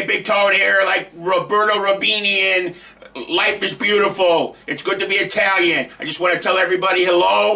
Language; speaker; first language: English; native; English